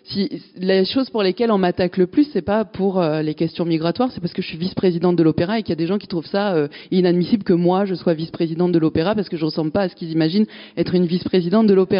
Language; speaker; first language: French; native; French